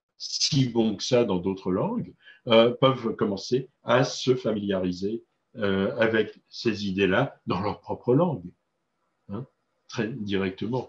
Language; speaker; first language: French; native; French